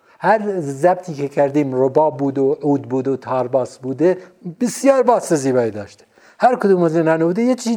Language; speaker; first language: Persian; non-native, local second language; Central Kurdish